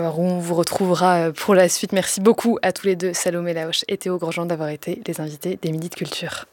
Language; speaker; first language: French; native; French